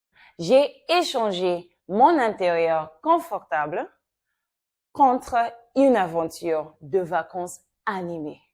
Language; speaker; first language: French; non-native, fluent; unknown